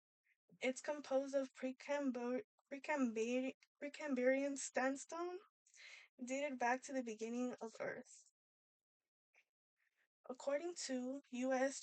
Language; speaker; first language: English; native; English